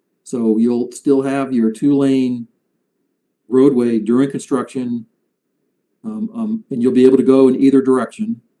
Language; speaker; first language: English; native; English